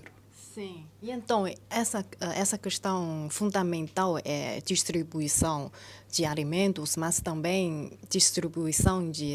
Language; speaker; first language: Portuguese; non-native, fluent; Chinese